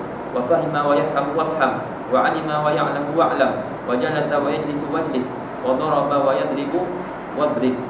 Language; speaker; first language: Arabic; non-native, fluent; Malay